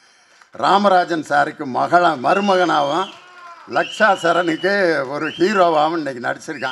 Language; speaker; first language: Tamil; native; Tamil